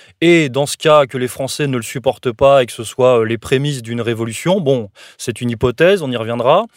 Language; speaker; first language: French; native; French